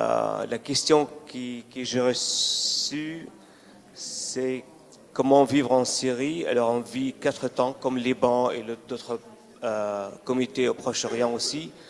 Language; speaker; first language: French; non-native, fluent; Arabic